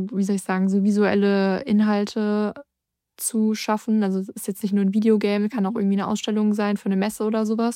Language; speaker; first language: German; native; German